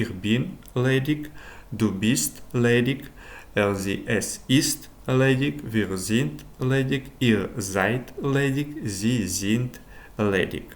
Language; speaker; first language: German; non-native, fluent; Ukrainian